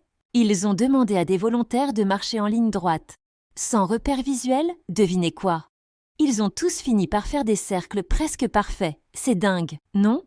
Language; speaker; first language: French; native; French